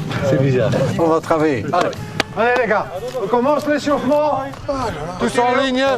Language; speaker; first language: French; non-native, local second language; Dutch